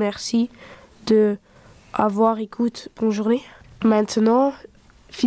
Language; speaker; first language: French; early bilingual, other home language; Dutch